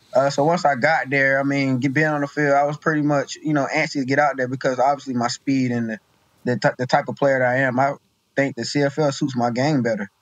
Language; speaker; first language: English; native; English